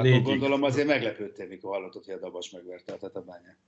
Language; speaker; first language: Hungarian; native; Hungarian